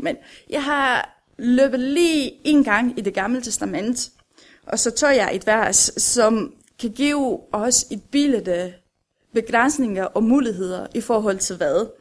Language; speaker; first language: Danish; non-native, fluent; Romanian